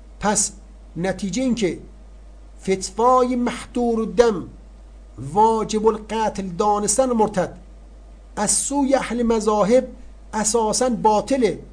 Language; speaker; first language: Persian; native; Persian